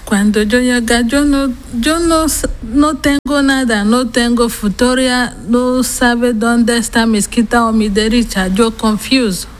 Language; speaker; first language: Spanish; non-native, learner; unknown